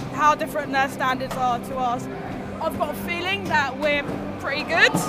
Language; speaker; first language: English; native; English